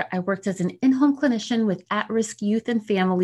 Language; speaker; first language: English; early bilingual, other home language; Spanish